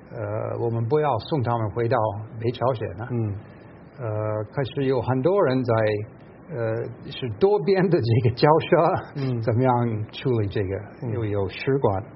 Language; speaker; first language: Chinese; non-native, fluent; English